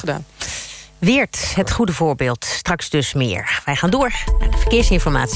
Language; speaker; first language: Dutch; native; Dutch